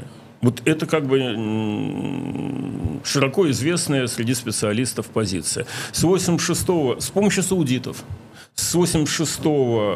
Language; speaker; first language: Russian; native; Russian